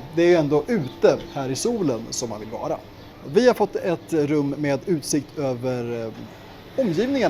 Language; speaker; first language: Swedish; native; Swedish